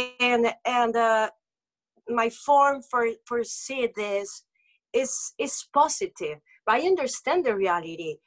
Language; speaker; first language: English; non-native, local second language; Spanish